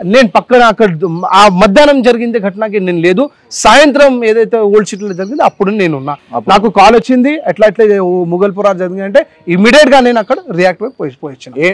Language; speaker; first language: Telugu; non-native, local second language; Marathi